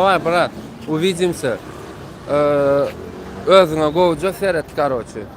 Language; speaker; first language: Russian; non-native, fluent; Turkmen